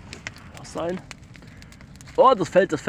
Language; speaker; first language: German; native; German